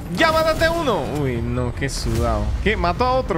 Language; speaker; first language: Spanish; native; Spanish